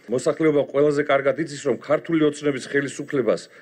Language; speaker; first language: Georgian; native; Georgian